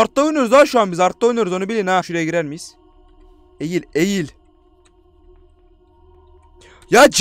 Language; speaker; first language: Turkish; native; Turkish